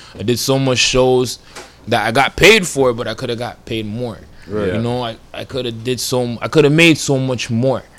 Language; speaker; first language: English; native; English